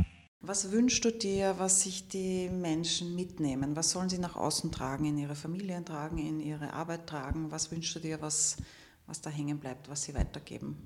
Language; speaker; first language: German; native; German